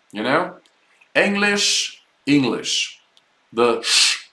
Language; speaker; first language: English; non-native, fluent; German